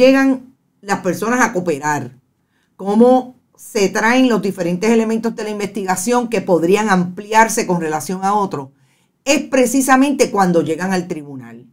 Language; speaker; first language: Spanish; native; Spanish